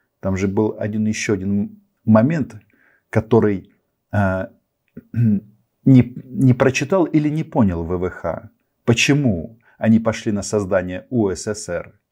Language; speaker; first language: Russian; non-native, local second language; Ukrainian